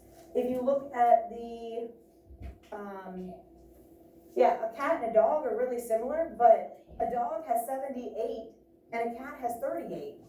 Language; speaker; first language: English; native; English